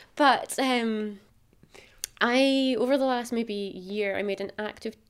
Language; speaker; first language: English; native; English